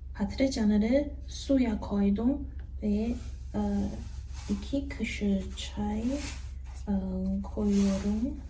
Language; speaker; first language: Turkish; non-native, learner; Chinese